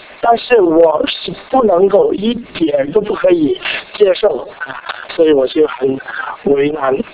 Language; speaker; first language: Chinese; non-native, local second language; Cantonese